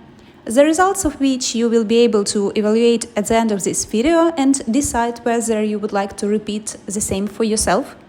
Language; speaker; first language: English; non-native, fluent; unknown